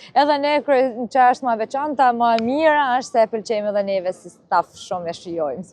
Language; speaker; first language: Albanian; native; Albanian